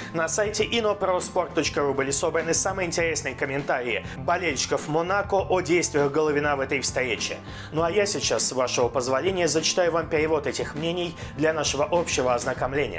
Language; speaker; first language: Russian; native; Russian